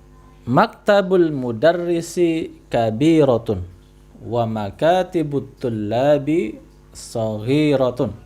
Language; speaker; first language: Arabic; non-native, fluent; Indonesian